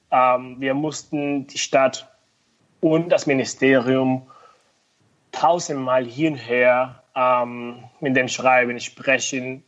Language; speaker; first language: German; non-native, fluent; Spanish